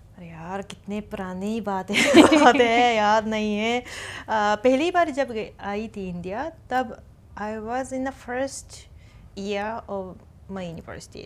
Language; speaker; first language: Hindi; non-native, fluent; Japanese